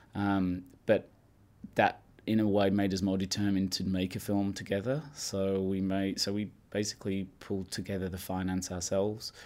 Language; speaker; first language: English; native; English